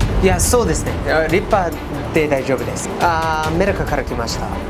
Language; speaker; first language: Japanese; non-native, learner; English